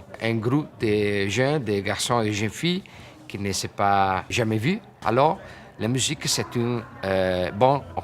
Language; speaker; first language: French; non-native, fluent; Italian